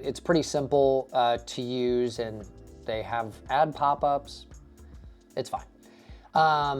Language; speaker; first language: English; native; English